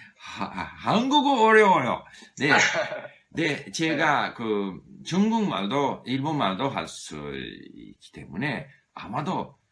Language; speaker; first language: Korean; non-native, learner; English